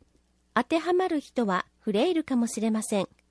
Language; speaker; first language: Japanese; native; Japanese